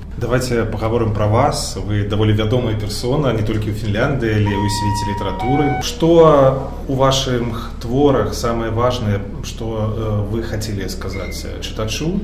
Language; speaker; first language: Belarusian; native; Belarusian